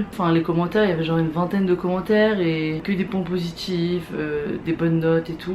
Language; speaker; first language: French; native; French